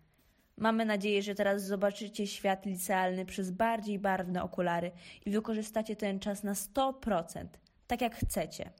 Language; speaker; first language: Polish; native; Polish